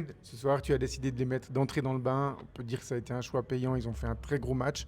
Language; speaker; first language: French; native; French